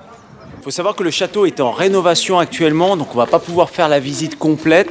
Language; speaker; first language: French; native; French